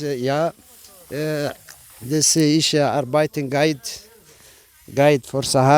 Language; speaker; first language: German; non-native, learner; Arabic